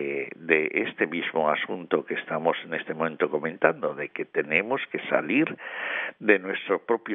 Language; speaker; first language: Spanish; native; Spanish